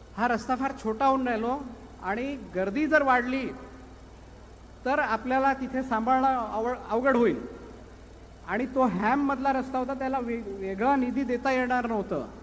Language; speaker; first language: Marathi; non-native, local second language; Lambadi